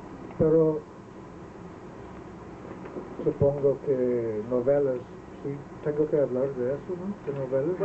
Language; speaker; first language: Spanish; non-native, fluent; Welsh